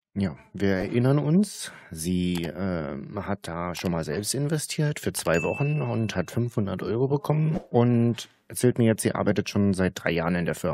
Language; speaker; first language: German; native; German